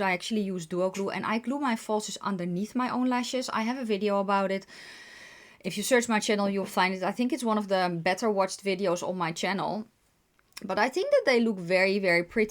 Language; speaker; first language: English; non-native, fluent; Dutch